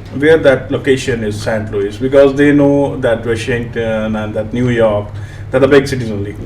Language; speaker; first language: English; non-native, local second language; Punjabi